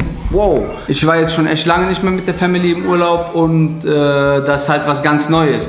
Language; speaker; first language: German; native; German